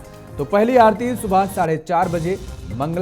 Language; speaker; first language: Hindi; native; Hindi